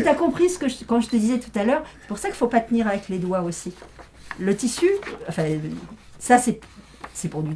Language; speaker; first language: French; native; French